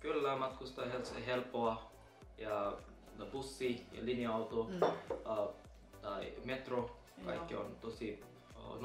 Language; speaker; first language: Finnish; non-native, learner; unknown